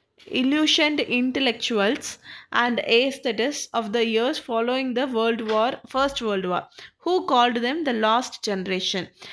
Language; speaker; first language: English; non-native, local second language; Tamil